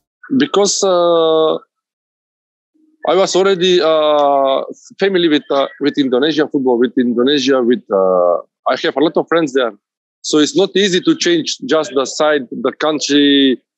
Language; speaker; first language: English; non-native, fluent; Macedonian